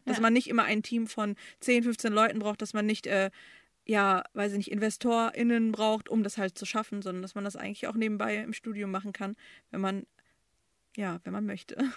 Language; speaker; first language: German; early bilingual, other home language; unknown